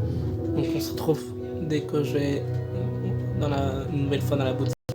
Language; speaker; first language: French; native; French